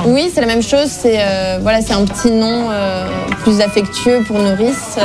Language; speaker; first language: French; native; French